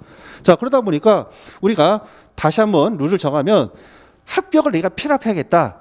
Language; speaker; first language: Korean; native; Korean